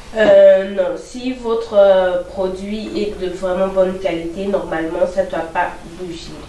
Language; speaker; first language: French; non-native, local second language; Lingala